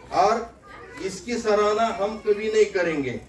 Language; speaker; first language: Hindi; non-native, local second language; Marathi